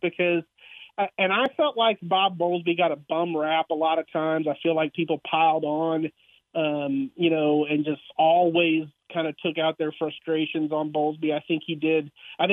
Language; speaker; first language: English; native; English